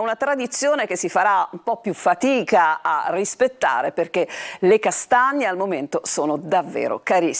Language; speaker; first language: Italian; native; Italian